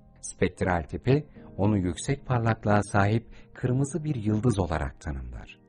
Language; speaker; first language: Turkish; native; Turkish